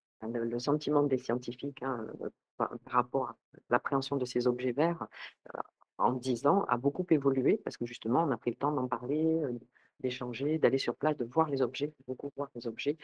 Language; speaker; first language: French; native; French